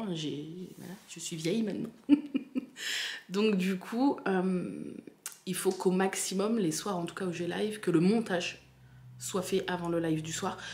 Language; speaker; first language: French; native; French